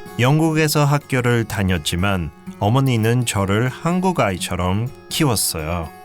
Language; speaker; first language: Korean; early bilingual, heritage; Korean